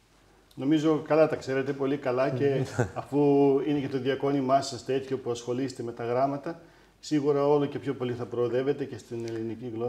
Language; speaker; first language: Greek; native; Greek